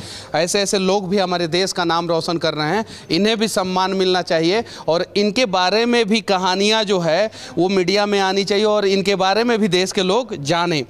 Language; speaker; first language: Hindi; native; Hindi